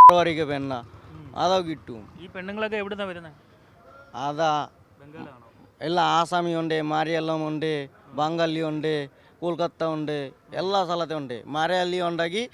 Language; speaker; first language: Malayalam; non-native, local second language; Bangla